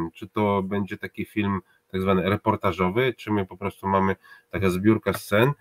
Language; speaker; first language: Polish; non-native, fluent; Hebrew